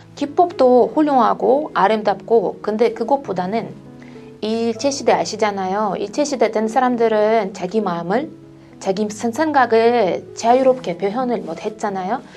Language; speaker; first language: Korean; non-native, fluent; Russian